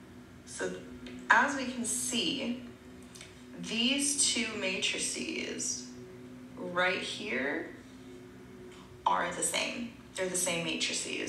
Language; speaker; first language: English; native; English